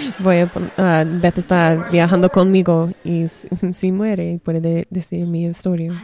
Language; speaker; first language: Spanish; non-native, learner; English